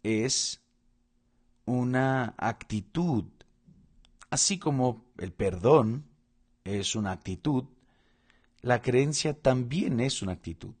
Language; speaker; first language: Spanish; non-native, fluent; Portuguese